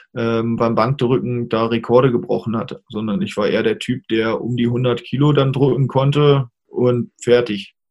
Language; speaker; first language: German; native; German